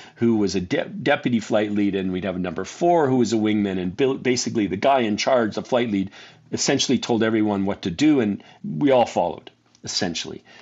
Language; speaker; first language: English; native; English